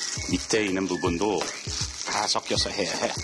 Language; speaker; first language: Korean; non-native, learner; English